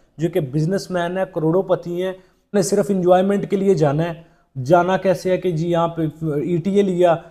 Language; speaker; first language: Urdu; native; Urdu